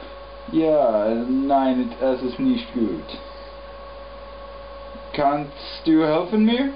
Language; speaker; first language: German; non-native, learner; English